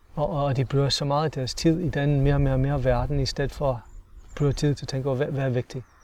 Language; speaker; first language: Danish; non-native, fluent; English